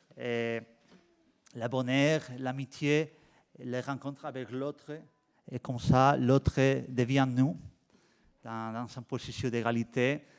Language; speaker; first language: French; non-native, learner; Spanish